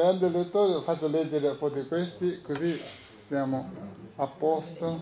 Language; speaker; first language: Italian; non-native, learner; Tibetan